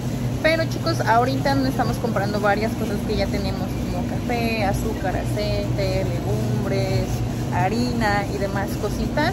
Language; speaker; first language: Spanish; native; Spanish